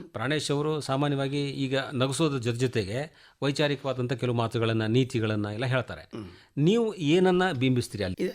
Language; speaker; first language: Kannada; native; Kannada